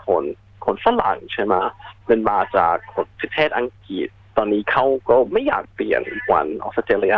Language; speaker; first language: Thai; non-native, fluent; English